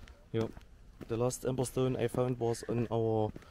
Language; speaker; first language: English; non-native, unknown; German